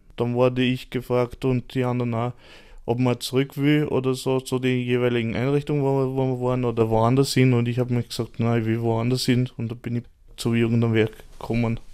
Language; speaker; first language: German; early bilingual, other home language; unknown